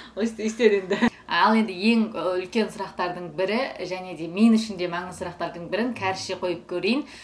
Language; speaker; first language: Kazakh; native; Kazakh